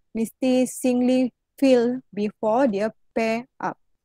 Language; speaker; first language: English; non-native, local second language; Malay